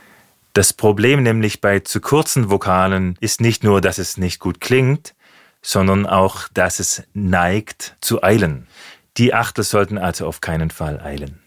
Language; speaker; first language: German; native; German